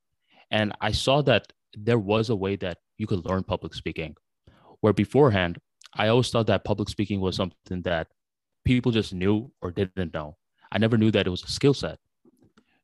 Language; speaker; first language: English; early bilingual, other home language; Bangla